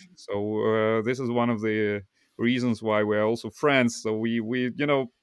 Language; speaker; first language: English; non-native, fluent; Russian